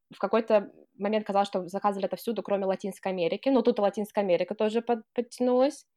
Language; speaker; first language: Russian; non-native, fluent; English